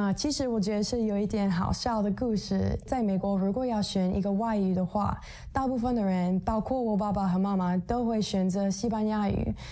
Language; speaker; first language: Chinese; non-native, fluent; English